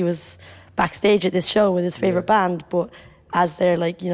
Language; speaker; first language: English; native; English